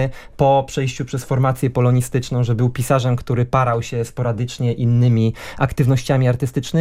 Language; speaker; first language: Polish; native; Polish